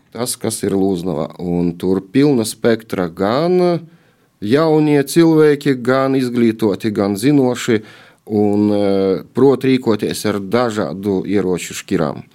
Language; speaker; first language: Latvian; native; Latvian